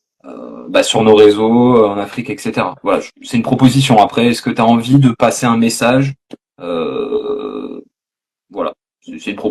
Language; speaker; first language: French; native; French